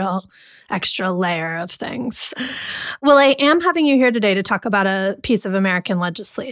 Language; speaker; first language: English; native; English